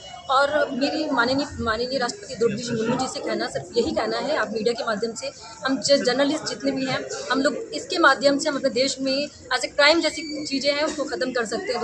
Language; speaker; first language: Hindi; native; Hindi